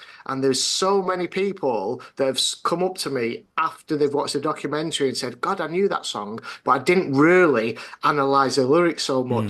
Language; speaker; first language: English; native; English